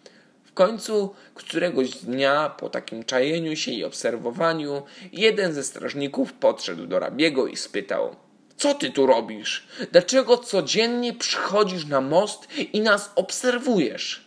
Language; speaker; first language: Polish; native; Polish